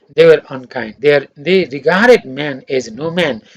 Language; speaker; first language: English; non-native, local second language; Nepali